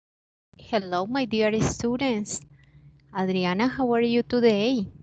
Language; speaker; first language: English; non-native, fluent; Spanish